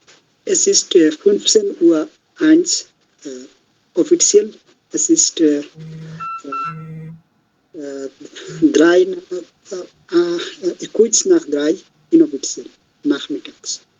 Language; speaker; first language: German; non-native, learner; Bangla